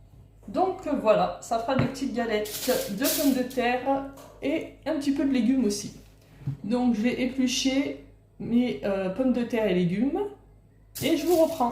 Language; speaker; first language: French; native; French